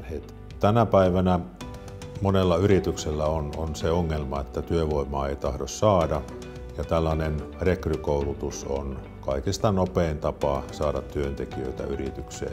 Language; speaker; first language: Finnish; native; Finnish